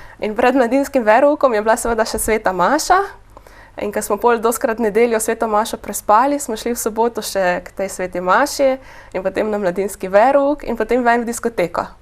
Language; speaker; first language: Slovenian; native; Slovenian